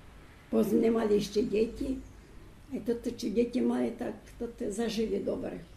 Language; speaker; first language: Slovak; early bilingual, heritage; Slovak